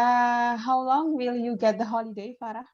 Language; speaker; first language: English; non-native, fluent; Indonesian